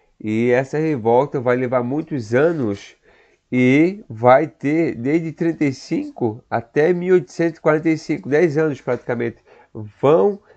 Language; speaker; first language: Portuguese; native; Portuguese